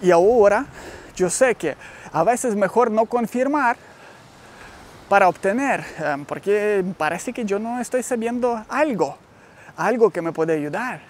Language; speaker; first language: Spanish; non-native, learner; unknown